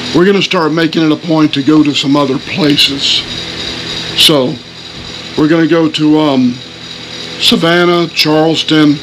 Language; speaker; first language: English; native; English